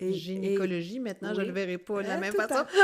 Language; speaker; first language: French; native; French